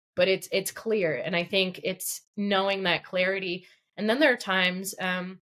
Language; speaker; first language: English; early bilingual, other home language; Russian